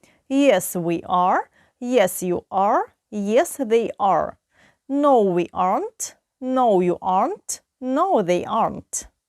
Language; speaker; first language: English; non-native, fluent; Ukrainian